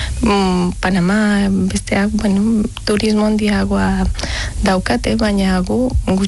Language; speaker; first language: Basque; non-native, learner; Spanish